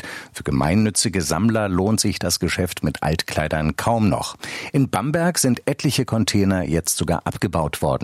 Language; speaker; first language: German; native; German